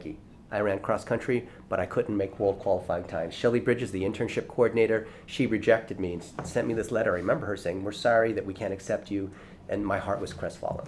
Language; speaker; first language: English; early bilingual, other home language; Chinese